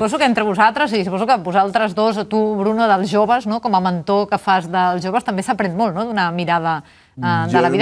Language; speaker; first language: Catalan; native; Catalan